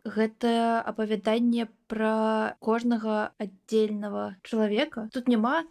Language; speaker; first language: Belarusian; non-native, local second language; Russian